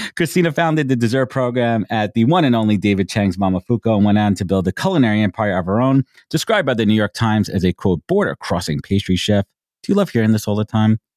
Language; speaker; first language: English; native; English